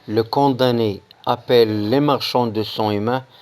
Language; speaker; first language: French; non-native, local second language; Arabic